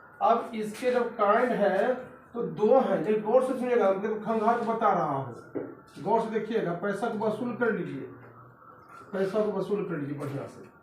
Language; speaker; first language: Hindi; native; Hindi